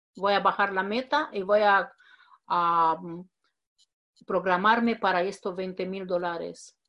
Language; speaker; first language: Spanish; non-native, fluent; Romanian